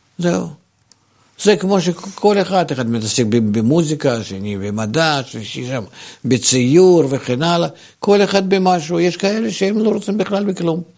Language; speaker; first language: Hebrew; non-native, fluent; Russian